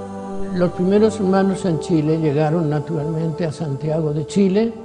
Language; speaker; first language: Spanish; native; Spanish